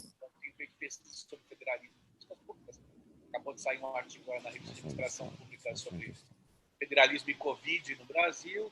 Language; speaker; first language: Portuguese; native; Portuguese